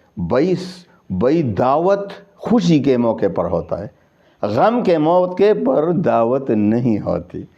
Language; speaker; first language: Urdu; non-native, local second language; Pashto